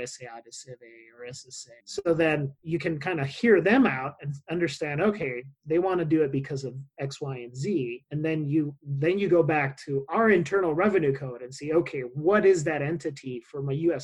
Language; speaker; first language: English; non-native, fluent; Spanish